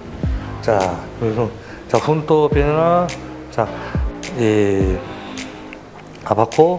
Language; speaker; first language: Spanish; non-native, learner; Korean